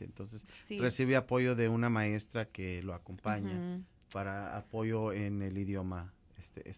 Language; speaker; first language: Spanish; native; Spanish